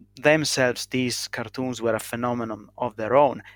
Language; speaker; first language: English; non-native, fluent; Italian